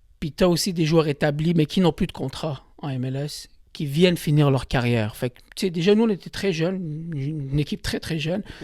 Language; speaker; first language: French; early bilingual, other home language; Kabyle